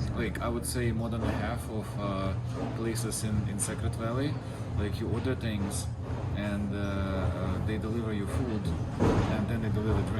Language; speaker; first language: English; non-native, fluent; Russian